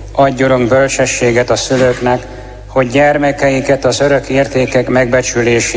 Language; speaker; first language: Hungarian; native; Hungarian